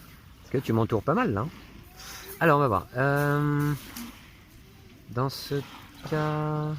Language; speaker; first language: French; native; French